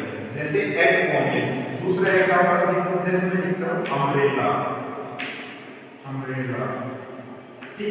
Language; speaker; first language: Hindi; native; Hindi